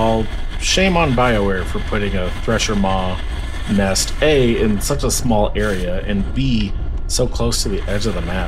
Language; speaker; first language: English; native; English